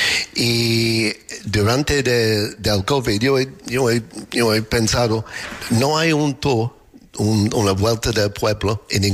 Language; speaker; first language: Spanish; non-native, learner; English